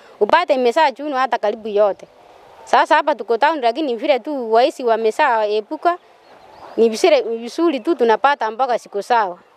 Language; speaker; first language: Swahili; non-native, local second language; Gusii